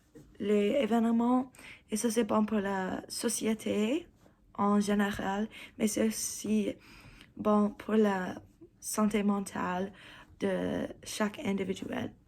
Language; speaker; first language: French; non-native, learner; English